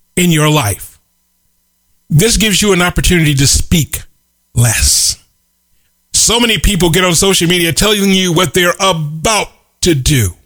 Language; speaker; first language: English; native; English